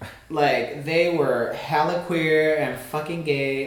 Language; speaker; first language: English; early bilingual, other home language; Spanish